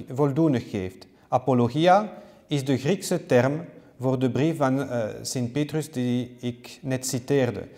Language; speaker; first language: Dutch; non-native, learner; French